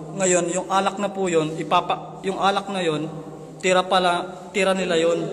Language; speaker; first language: Filipino; non-native, local second language; Iloko